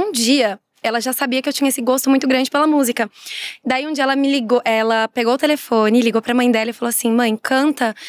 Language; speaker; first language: Portuguese; native; Portuguese